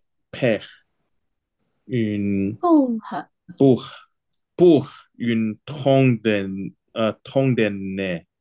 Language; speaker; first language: French; non-native, learner; Chinese